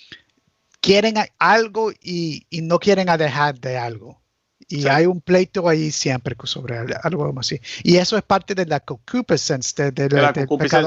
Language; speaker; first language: Spanish; early bilingual, heritage; Spanish